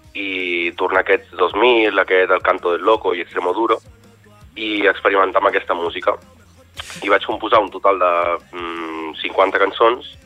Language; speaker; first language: Catalan; native; Catalan